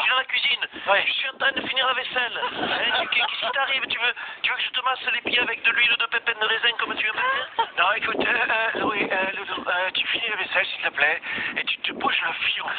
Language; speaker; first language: French; native; French